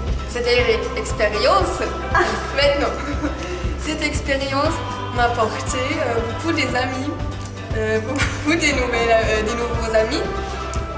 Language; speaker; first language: French; non-native, fluent; German